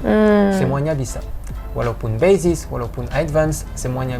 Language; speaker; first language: Indonesian; non-native, fluent; French